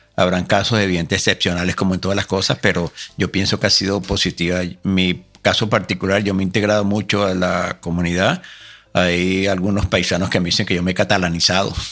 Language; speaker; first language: Spanish; native; Spanish